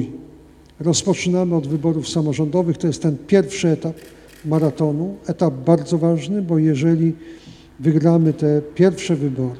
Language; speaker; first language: Polish; native; Polish